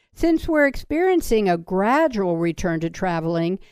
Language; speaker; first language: English; native; English